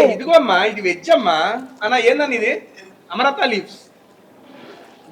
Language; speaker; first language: Telugu; native; Telugu